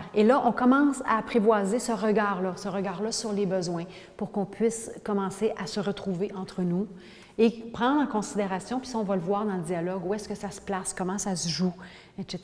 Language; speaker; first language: French; native; French